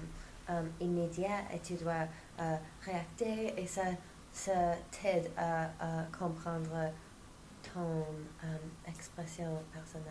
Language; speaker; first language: French; non-native, fluent; English